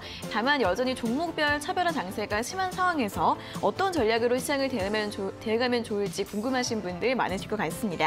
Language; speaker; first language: Korean; native; Korean